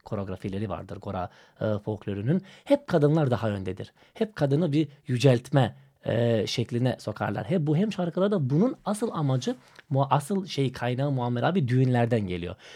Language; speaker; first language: Turkish; non-native, fluent; Macedonian